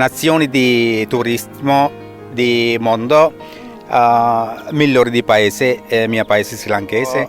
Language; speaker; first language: Italian; non-native, learner; Sinhala